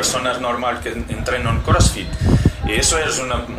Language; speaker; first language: Spanish; non-native, learner; Portuguese